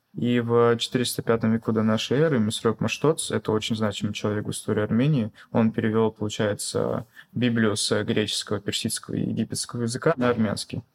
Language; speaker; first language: Russian; early bilingual, other home language; Armenian